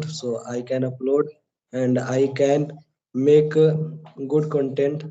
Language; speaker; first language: English; non-native, learner; Hindi